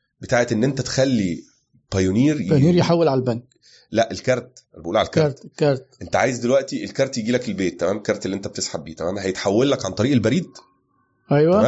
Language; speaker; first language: Arabic; native; Arabic